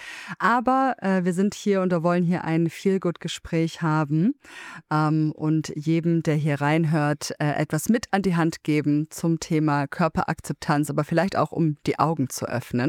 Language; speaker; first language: German; native; German